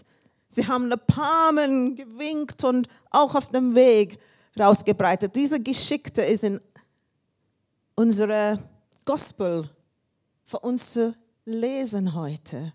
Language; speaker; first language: German; non-native, learner; English